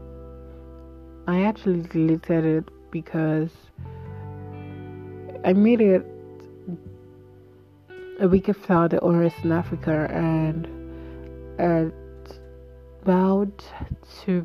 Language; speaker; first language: English; non-native, local second language; Igbo